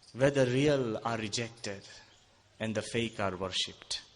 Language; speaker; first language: English; non-native, local second language; Gujarati